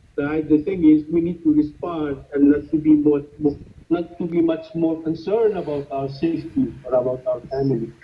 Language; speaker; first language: English; non-native, fluent; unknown